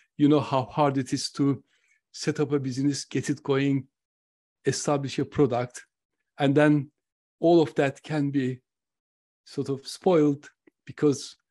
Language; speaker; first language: English; non-native, fluent; Turkish